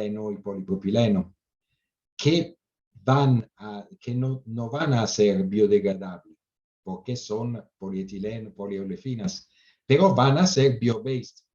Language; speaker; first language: Spanish; non-native, fluent; Italian